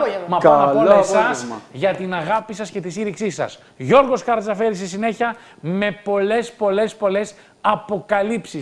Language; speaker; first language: Greek; native; Greek